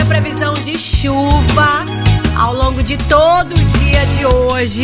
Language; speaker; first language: Portuguese; native; Portuguese